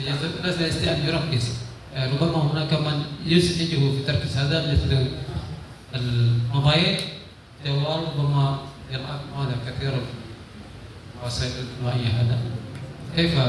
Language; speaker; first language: Arabic; non-native, fluent; Indonesian